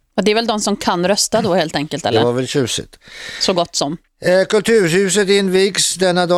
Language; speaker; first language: Swedish; native; Swedish